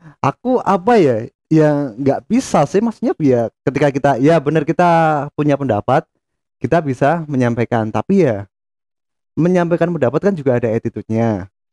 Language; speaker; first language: Indonesian; native; Indonesian